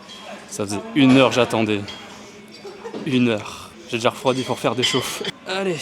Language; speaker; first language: French; native; French